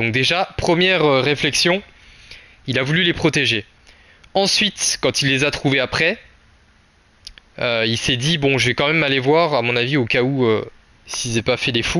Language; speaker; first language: French; native; French